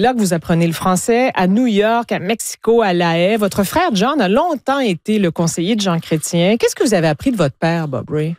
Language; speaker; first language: French; native; French